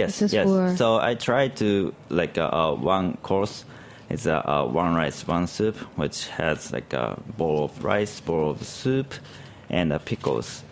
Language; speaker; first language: English; non-native, learner; Japanese